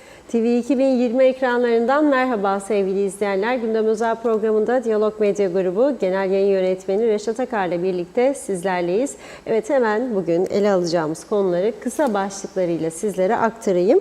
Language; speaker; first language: Turkish; native; Turkish